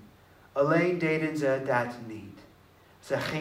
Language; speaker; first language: Dutch; non-native, learner; English